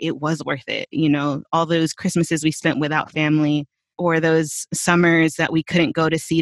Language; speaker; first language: English; early bilingual, other home language; Spanish